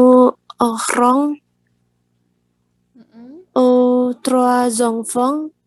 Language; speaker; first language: French; non-native, learner; Indonesian